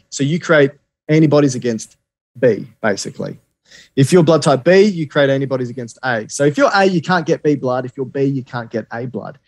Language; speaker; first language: English; native; English